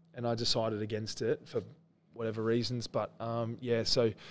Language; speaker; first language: English; native; English